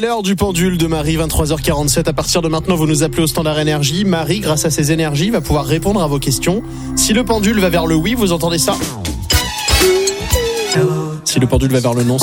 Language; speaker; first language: French; native; French